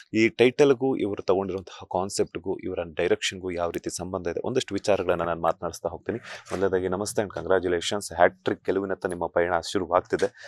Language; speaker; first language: Kannada; native; Kannada